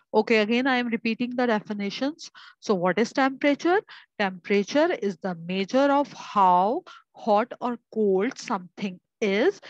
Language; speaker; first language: English; non-native, local second language; Urdu